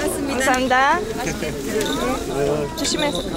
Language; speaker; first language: Korean; non-native, fluent; Russian